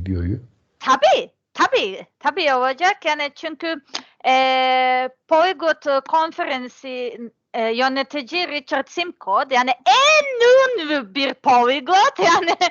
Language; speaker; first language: Turkish; non-native, learner; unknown